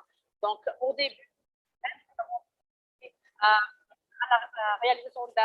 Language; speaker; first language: French; non-native, local second language; Arabic